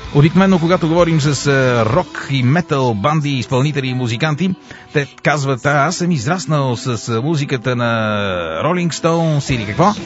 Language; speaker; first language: Bulgarian; native; Bulgarian